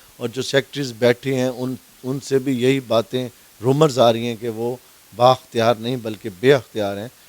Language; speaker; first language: Urdu; non-native, local second language; Saraiki